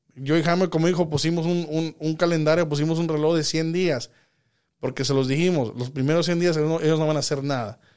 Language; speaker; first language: Spanish; early bilingual, heritage; Spanish